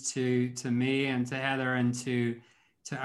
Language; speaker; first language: English; native; English